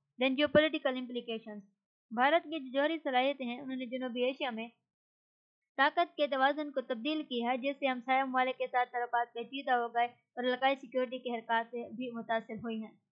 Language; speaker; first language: Urdu; native; Urdu